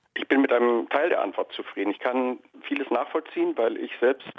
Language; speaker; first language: German; native; German